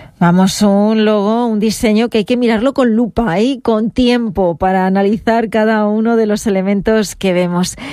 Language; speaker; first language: Spanish; native; Spanish